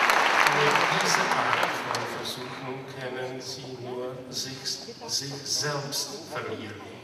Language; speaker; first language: German; non-native, fluent; Czech